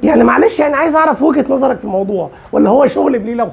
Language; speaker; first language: Arabic; native; Arabic